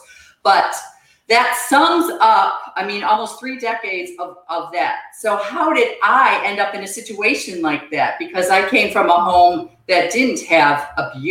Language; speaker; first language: English; native; English